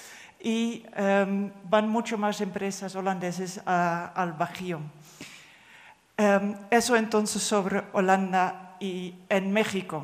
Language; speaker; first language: Spanish; non-native, fluent; Dutch